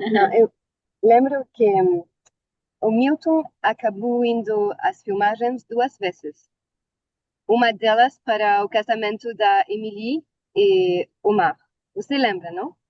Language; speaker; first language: Portuguese; non-native, learner; Arabic